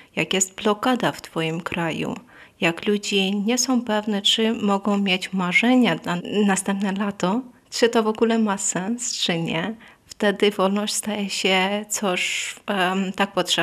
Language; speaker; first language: Polish; non-native, fluent; Armenian